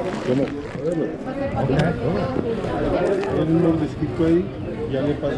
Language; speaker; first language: Spanish; native; Spanish